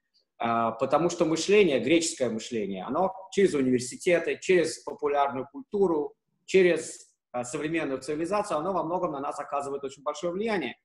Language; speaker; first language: Russian; native; Russian